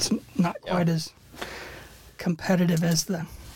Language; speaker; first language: English; native; English